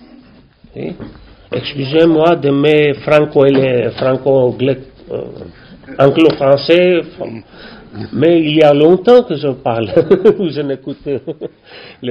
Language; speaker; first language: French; non-native, learner; Greek